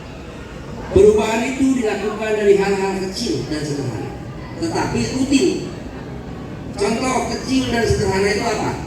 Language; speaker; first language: Indonesian; native; Indonesian